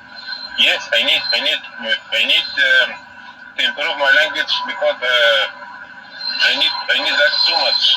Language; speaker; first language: English; non-native, learner; Arabic